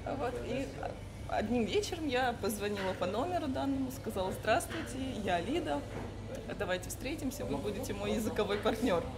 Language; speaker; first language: Russian; native; Russian